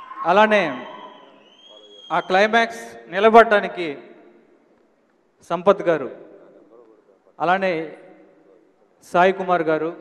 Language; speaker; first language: Telugu; native; Telugu